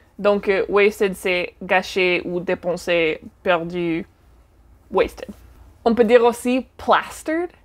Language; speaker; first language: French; non-native, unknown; English